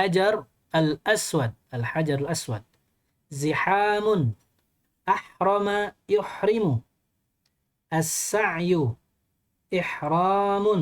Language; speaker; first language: Arabic; non-native, fluent; Indonesian